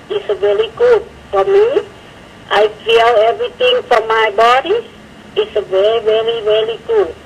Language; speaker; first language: English; non-native, learner; Thai